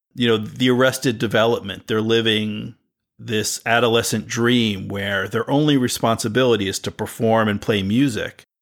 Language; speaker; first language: English; native; English